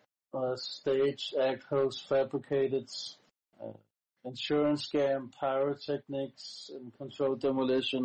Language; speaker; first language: English; non-native, fluent; Danish